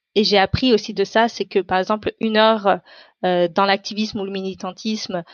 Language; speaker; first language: French; non-native, local second language; Tamil